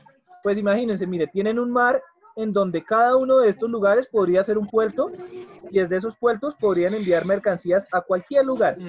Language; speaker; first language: Spanish; native; Spanish